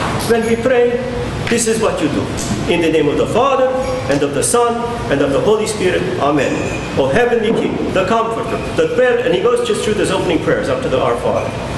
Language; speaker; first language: English; native; English